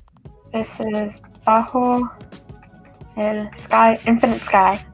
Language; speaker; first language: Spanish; non-native, learner; English